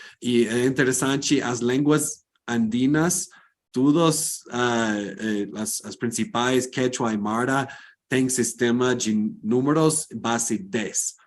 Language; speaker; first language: Portuguese; non-native, fluent; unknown